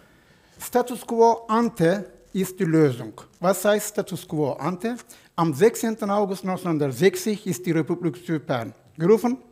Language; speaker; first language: German; non-native, fluent; Turkish